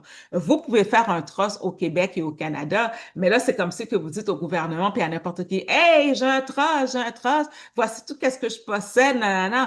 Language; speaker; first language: French; native; French